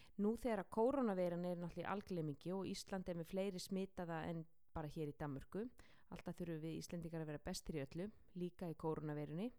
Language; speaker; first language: Icelandic; native; Icelandic